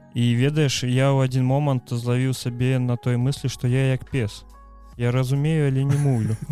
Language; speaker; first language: Belarusian; non-native, local second language; Russian